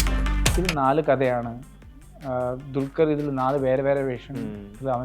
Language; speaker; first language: Malayalam; early bilingual, heritage; Malayalam